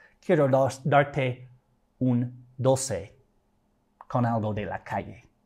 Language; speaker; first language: Spanish; non-native, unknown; English